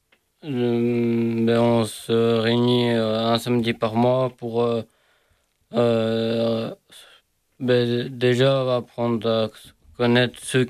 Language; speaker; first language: French; native; French